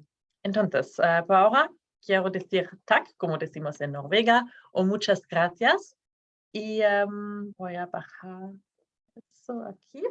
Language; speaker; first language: Spanish; non-native, fluent; Norwegian